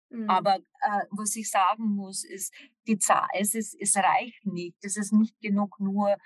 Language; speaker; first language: German; non-native, fluent; English